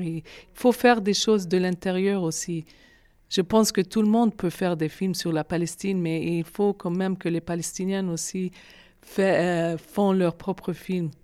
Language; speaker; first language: French; non-native, fluent; Arabic